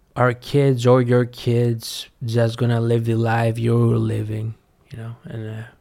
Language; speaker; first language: English; non-native, fluent; Greek